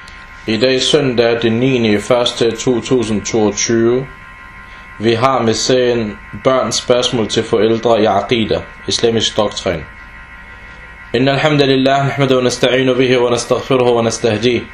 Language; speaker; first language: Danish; early bilingual, other home language; Arabic